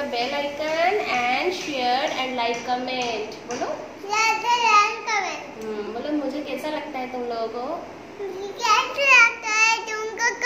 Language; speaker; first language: Hindi; non-native, local second language; Bangla